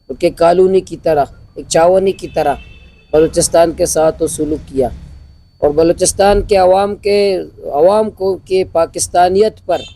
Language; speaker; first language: Urdu; non-native, local second language; Baluchi